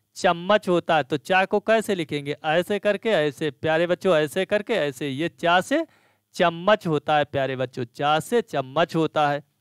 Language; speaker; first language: Hindi; native; Hindi